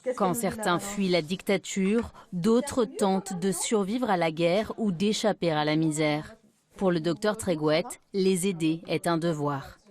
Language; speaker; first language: French; native; French